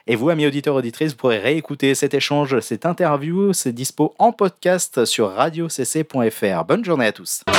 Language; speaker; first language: French; native; French